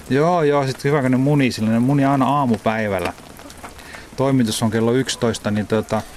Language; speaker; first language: Finnish; native; Finnish